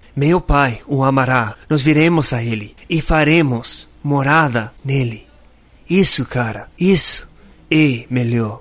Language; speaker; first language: Portuguese; non-native, fluent; English